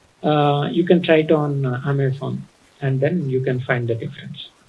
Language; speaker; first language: English; non-native, local second language; Telugu